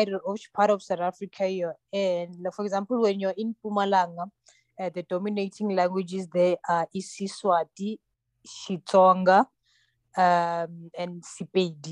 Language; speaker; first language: English; non-native, local second language; Tsonga